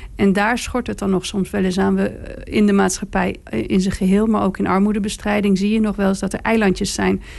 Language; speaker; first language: Dutch; native; Dutch